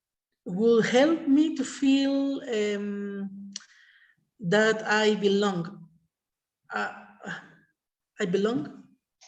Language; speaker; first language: English; non-native, learner; Spanish